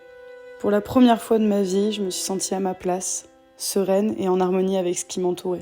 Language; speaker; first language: French; native; French